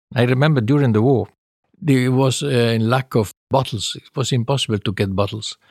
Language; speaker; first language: English; non-native, fluent; Italian